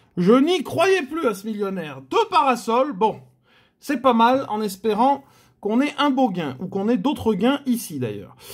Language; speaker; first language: French; native; French